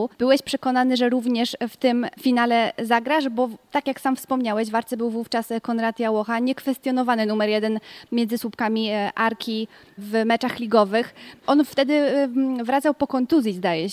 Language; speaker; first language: Polish; native; Polish